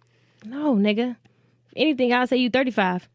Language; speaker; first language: English; native; English